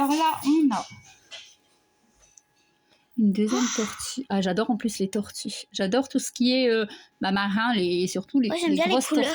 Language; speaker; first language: French; native; French